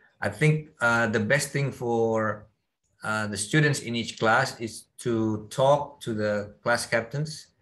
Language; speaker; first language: English; non-native, fluent; Indonesian